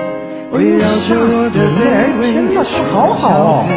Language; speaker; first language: Chinese; native; Chinese